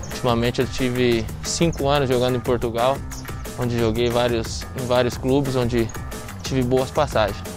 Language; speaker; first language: Portuguese; early bilingual, other home language; Spanish